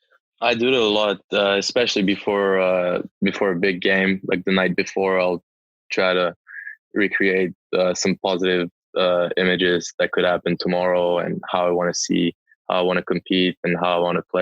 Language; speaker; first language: English; non-native, local second language; French